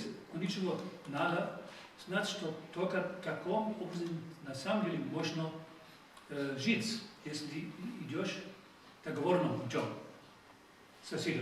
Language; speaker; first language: Russian; non-native, fluent; German